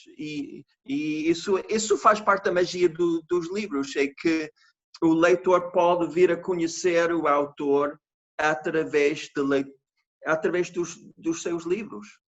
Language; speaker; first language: Portuguese; non-native, fluent; English